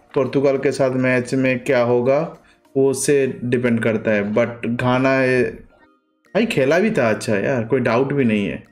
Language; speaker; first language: Hindi; non-native, local second language; Odia